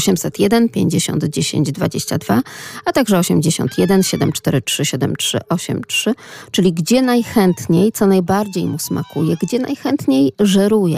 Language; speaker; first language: Polish; native; Polish